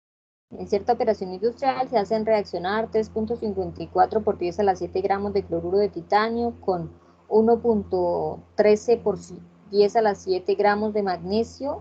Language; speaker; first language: Spanish; native; Spanish